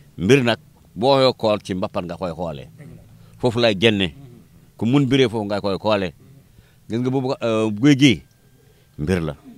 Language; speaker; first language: Wolof; non-native, local second language; Fula